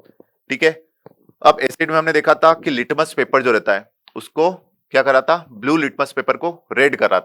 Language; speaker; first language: Hindi; native; Hindi